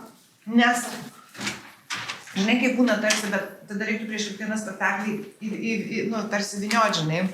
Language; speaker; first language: Lithuanian; native; Lithuanian